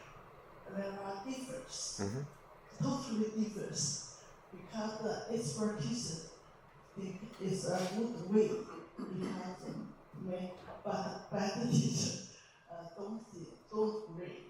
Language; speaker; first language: English; non-native, learner; Chinese